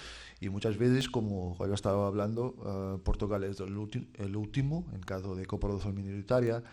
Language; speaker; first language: Spanish; non-native, fluent; Portuguese